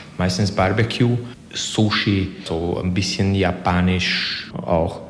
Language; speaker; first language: German; non-native, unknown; Hungarian